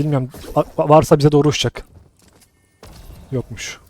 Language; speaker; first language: Turkish; native; Turkish